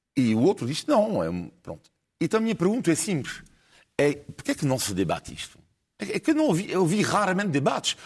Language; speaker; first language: Portuguese; non-native, fluent; French